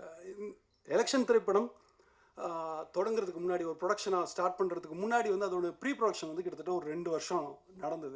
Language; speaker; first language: Tamil; native; Tamil